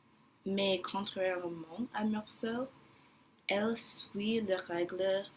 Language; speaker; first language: French; non-native, learner; English